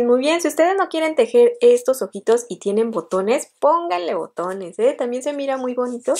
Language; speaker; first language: Spanish; native; Spanish